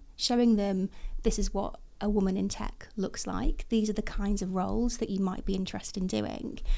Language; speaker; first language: English; native; English